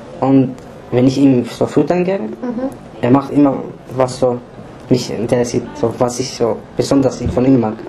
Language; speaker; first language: German; non-native, learner; Arabic